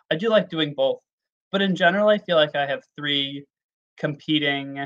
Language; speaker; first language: English; native; English